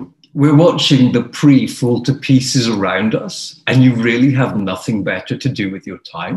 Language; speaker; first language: English; native; English